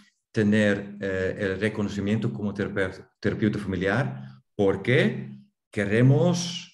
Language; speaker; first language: Spanish; non-native, fluent; Dutch